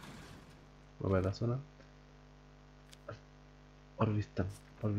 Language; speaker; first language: Spanish; native; Spanish